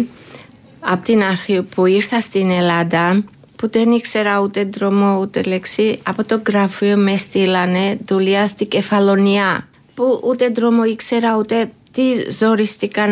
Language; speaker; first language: Greek; non-native, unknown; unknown